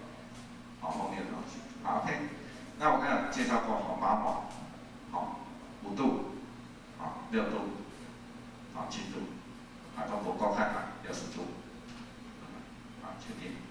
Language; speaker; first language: Chinese; native; Chinese